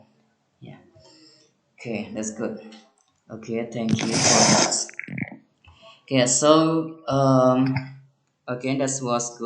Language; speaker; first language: English; non-native, learner; Indonesian